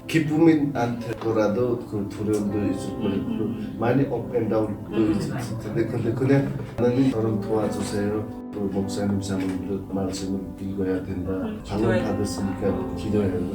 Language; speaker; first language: Korean; non-native, fluent; Nepali